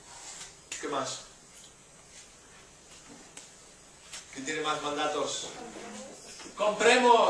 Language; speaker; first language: Spanish; non-native, fluent; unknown